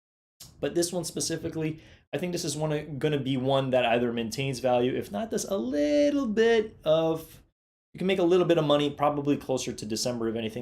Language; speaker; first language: English; native; English